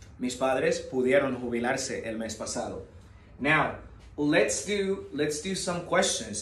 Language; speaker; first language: Spanish; native; Spanish